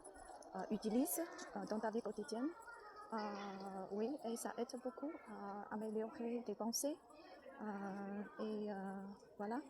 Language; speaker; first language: French; non-native, learner; Chinese